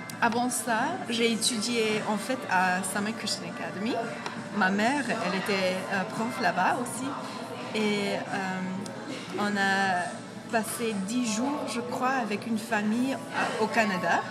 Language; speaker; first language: French; non-native, fluent; English